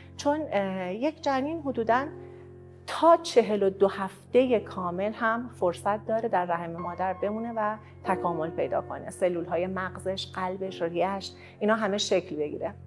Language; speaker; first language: Persian; native; Persian